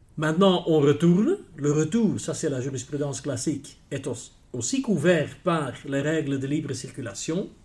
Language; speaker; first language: French; non-native, local second language; Dutch